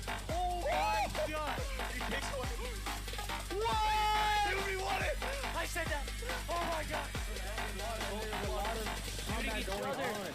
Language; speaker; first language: English; native; English